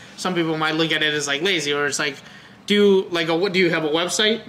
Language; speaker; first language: English; early bilingual, other home language; Spanish